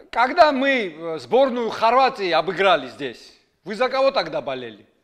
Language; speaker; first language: Russian; non-native, fluent; Georgian